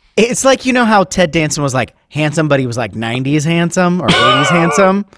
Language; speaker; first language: English; native; English